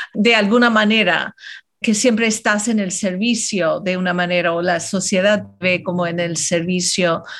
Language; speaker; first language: Spanish; non-native, fluent; English